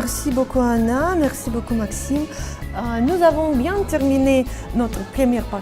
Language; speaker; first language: French; non-native, fluent; Russian